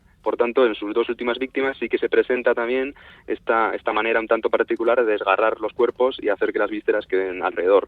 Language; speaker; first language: Spanish; native; Spanish